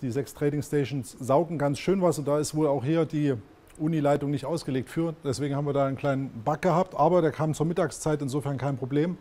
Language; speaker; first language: German; native; German